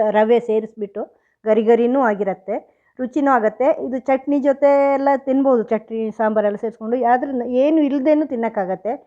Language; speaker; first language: Kannada; native; Kannada